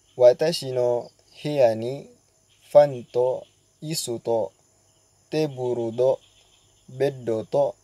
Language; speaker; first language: Japanese; non-native, learner; Malay